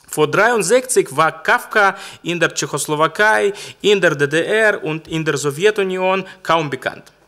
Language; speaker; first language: German; non-native, fluent; Russian